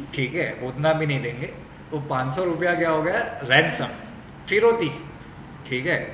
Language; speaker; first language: Hindi; non-native, local second language; Gujarati